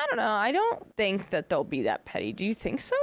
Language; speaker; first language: English; native; English